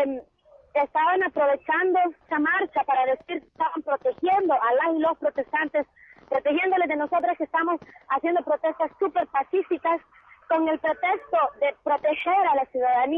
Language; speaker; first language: Spanish; native; Spanish